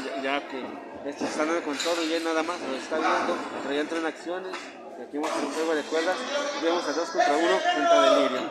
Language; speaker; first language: Spanish; native; Spanish